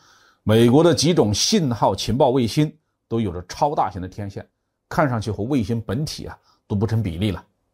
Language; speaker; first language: Chinese; native; Chinese